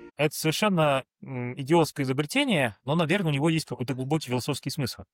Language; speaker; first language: Russian; native; Russian